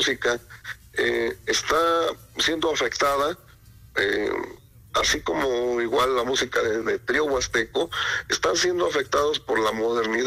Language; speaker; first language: Spanish; native; Spanish